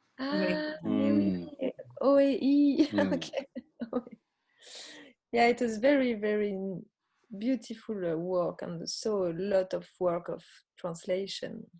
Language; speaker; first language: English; non-native, learner; French